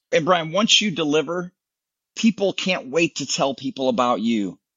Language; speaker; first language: English; native; English